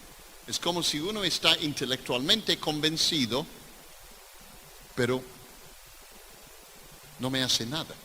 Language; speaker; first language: Spanish; non-native, fluent; English